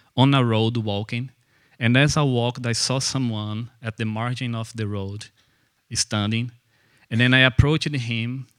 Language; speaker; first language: English; non-native, fluent; Portuguese